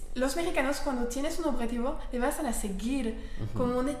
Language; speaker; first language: Spanish; non-native, fluent; French